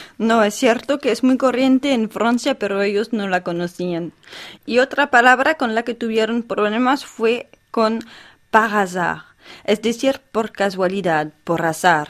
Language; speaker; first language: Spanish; non-native, fluent; French